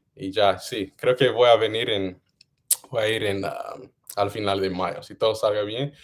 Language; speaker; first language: Spanish; non-native, learner; English